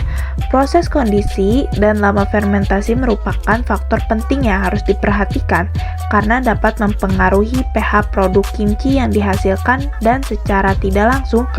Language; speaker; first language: Indonesian; native; Indonesian